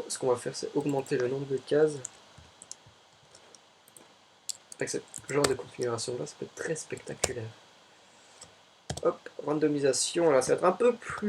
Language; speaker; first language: French; native; French